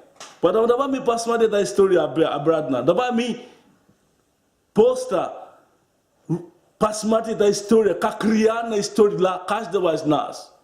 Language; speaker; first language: Russian; non-native, learner; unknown